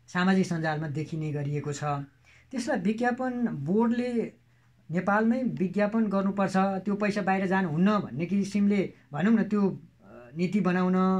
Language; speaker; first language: Nepali; native; Nepali